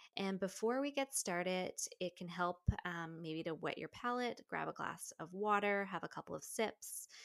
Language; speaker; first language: English; native; English